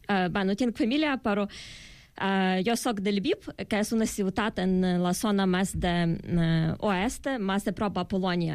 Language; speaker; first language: Catalan; non-native, fluent; Ukrainian